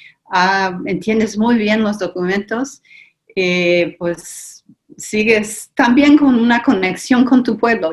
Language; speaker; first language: Spanish; non-native, fluent; English